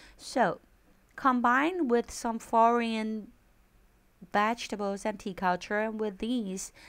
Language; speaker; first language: English; non-native, fluent; Chinese